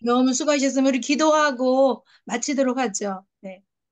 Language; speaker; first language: Korean; native; Korean